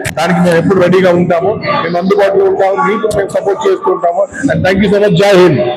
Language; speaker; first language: Telugu; native; Telugu